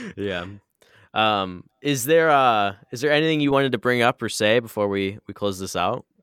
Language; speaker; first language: English; native; English